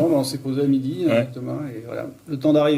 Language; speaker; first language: French; native; French